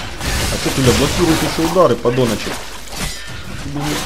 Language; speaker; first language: Russian; native; Russian